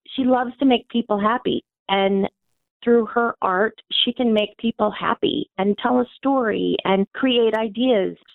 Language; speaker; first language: English; native; English